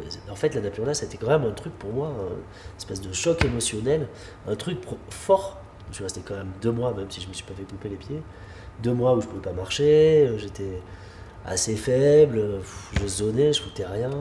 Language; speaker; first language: French; native; French